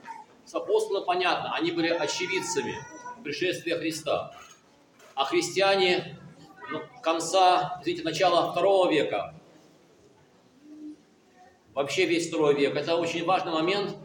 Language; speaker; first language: Russian; native; Russian